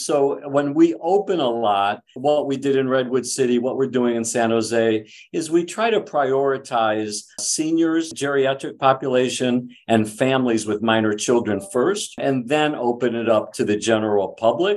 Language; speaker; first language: English; native; English